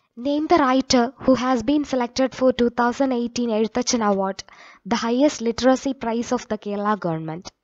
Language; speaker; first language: English; non-native, local second language; Malayalam